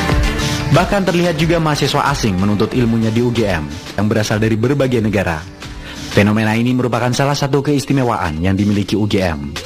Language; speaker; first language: Indonesian; native; Indonesian